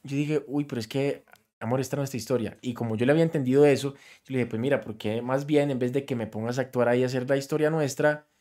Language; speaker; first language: Spanish; native; Spanish